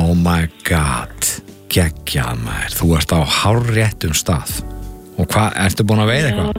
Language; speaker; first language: Icelandic; native; Icelandic